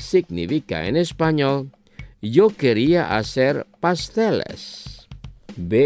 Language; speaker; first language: Spanish; non-native, fluent; Indonesian